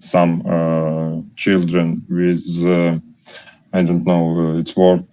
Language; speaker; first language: English; non-native, learner; Russian